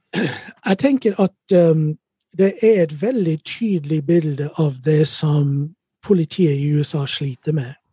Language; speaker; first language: Norwegian; non-native, fluent; English